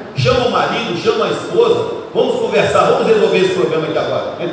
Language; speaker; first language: Portuguese; native; Portuguese